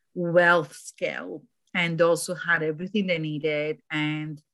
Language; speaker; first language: English; non-native, fluent; Romanian